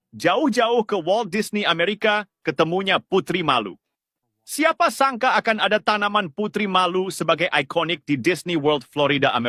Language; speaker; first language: Indonesian; native; Indonesian